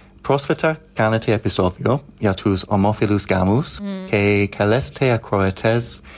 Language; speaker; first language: Greek; non-native, learner; English